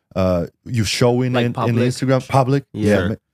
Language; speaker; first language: English; non-native, learner; Russian